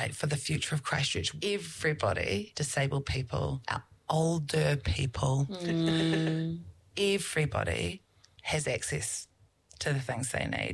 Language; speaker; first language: English; native; English